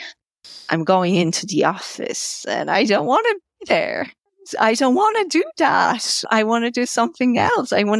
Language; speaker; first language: English; non-native, fluent; Polish